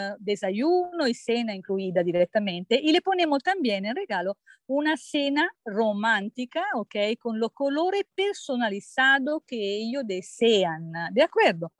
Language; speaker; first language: Spanish; non-native, fluent; Italian